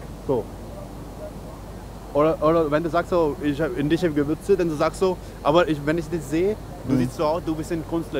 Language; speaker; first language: German; non-native, fluent; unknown